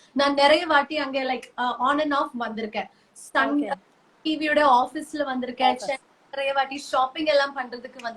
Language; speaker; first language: Tamil; non-native, learner; Malayalam